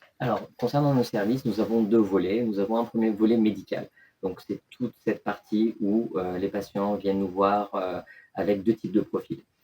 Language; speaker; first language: French; early bilingual, other home language; Turkish